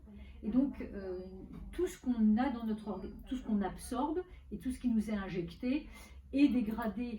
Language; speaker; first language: French; native; French